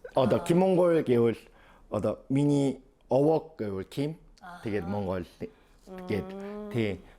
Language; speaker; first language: Mongolian; non-native, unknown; Korean